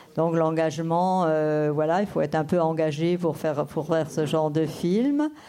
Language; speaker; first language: French; non-native, local second language; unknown